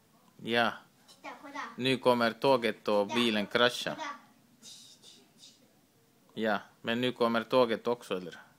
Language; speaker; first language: Swedish; non-native, learner; Estonian